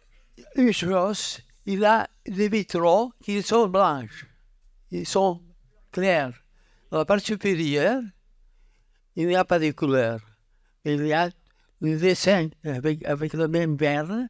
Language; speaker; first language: French; non-native, learner; Catalan